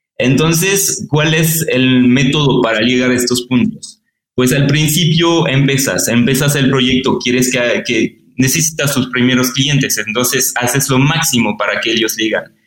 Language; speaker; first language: Spanish; non-native, fluent; French